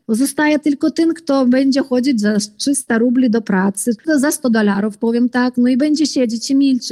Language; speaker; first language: Polish; early bilingual, heritage; Polish